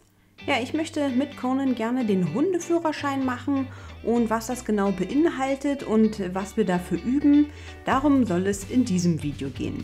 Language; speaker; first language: German; native; German